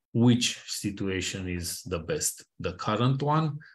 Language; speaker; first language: English; non-native, fluent; Romanian